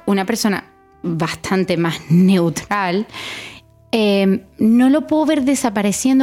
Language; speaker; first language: Spanish; early bilingual, heritage; Spanish